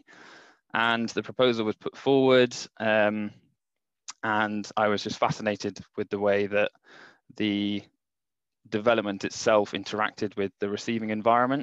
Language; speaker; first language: English; native; English